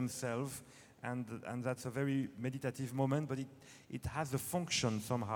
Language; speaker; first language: English; non-native, fluent; French